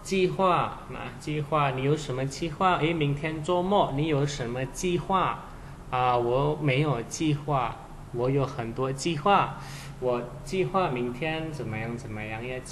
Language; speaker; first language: Chinese; non-native, fluent; Indonesian